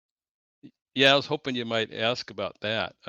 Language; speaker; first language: English; native; English